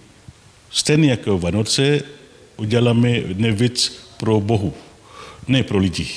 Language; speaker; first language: Czech; non-native, learner; Balinese